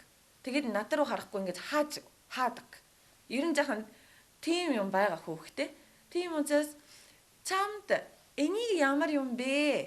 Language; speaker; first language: Mongolian; non-native, learner; Japanese